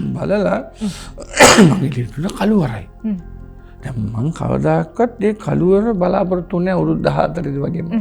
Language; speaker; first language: Sinhala; native; Sinhala